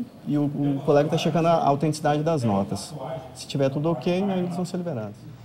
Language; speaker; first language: Portuguese; native; Portuguese